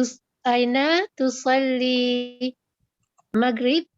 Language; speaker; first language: Arabic; non-native, learner; Malay